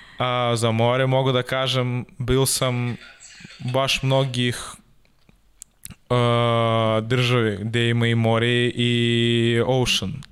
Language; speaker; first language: Serbian; non-native, learner; Russian